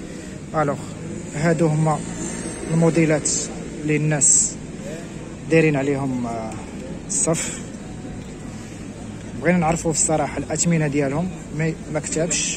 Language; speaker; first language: Arabic; native; Arabic